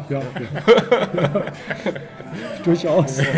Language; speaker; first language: German; native; German